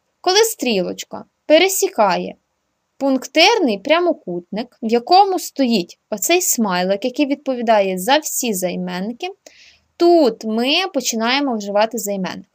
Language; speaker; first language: Ukrainian; native; Ukrainian